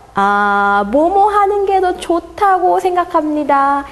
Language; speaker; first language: Korean; native; Korean